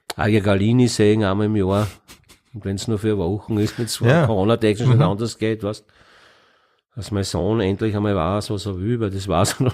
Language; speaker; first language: German; native; German